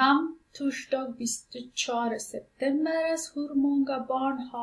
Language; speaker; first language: Swedish; non-native, fluent; Persian